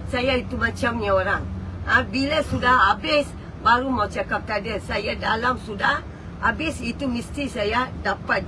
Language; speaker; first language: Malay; non-native, local second language; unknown